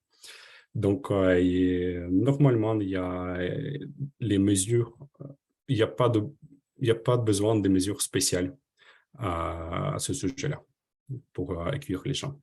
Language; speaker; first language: French; non-native, fluent; Ukrainian